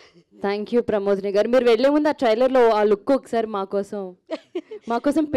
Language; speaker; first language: Telugu; native; Telugu